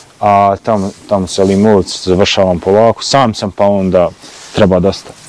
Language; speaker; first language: Croatian; native; Croatian